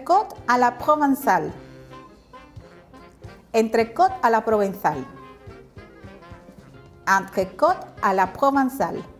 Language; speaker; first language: French; non-native, fluent; Spanish